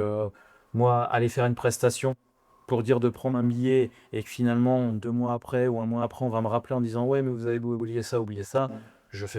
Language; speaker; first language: French; native; French